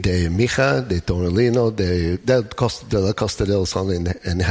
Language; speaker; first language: Spanish; non-native, learner; English